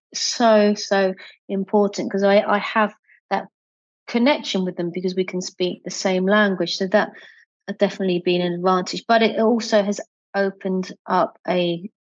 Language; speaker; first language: English; native; English